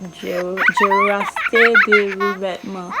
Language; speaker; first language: French; non-native, learner; English